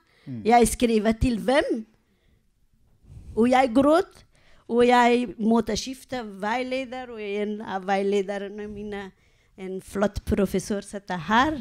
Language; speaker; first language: Norwegian; non-native, learner; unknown